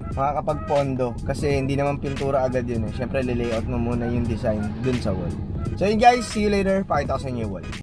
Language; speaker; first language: Filipino; native; Filipino